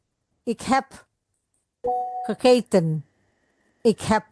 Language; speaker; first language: Dutch; non-native, learner; Indonesian